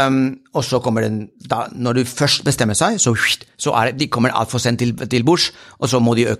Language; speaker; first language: Norwegian; non-native, fluent; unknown